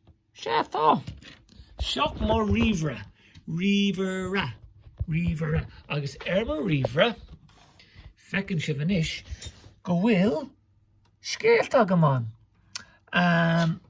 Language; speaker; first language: Irish; non-native, local second language; English